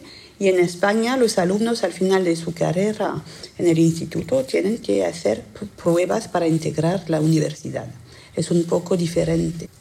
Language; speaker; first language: Spanish; non-native, fluent; French